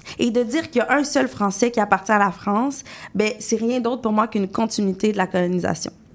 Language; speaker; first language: French; native; French